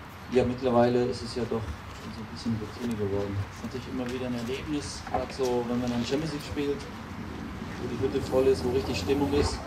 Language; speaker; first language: German; native; German